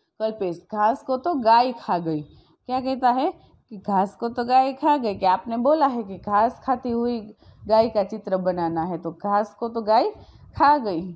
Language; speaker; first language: Hindi; non-native, local second language; Gujarati